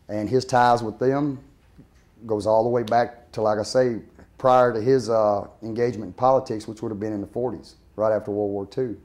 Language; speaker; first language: English; native; English